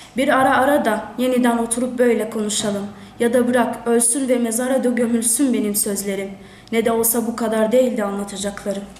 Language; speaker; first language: Turkish; early bilingual, other home language; Arabic